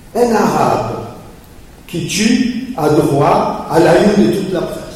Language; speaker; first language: French; early bilingual, other home language; Polish